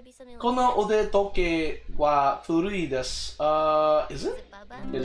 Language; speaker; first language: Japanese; non-native, learner; English